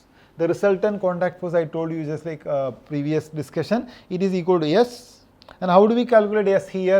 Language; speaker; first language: English; non-native, local second language; Malayalam